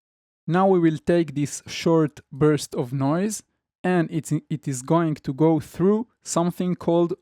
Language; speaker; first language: English; non-native, fluent; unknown